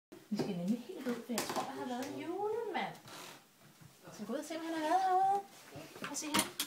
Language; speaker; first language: Danish; native; Danish